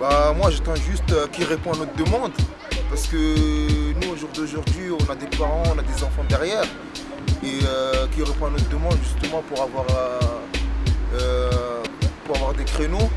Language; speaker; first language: French; native; French